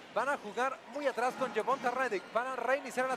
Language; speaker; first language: Spanish; native; Spanish